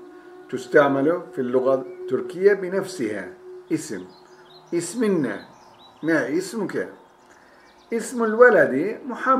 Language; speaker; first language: Arabic; non-native, fluent; Turkish